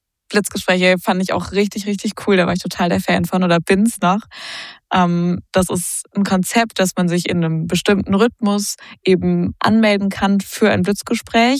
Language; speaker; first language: German; native; German